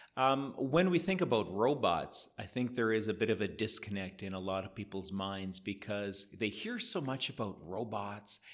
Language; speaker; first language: English; native; English